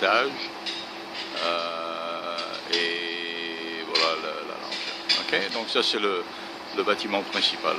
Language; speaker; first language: French; native; French